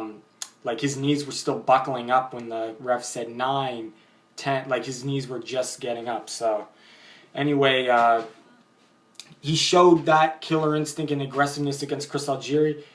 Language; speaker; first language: English; native; English